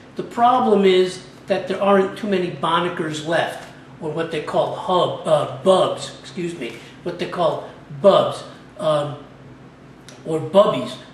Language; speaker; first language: English; native; English